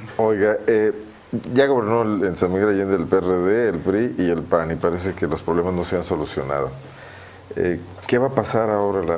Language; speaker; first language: Spanish; native; Spanish